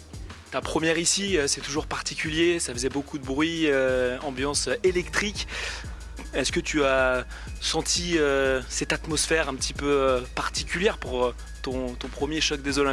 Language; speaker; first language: French; native; French